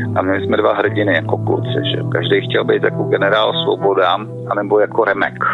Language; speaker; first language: Czech; native; Czech